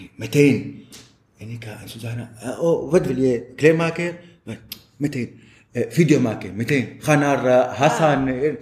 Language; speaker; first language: Dutch; non-native, learner; Arabic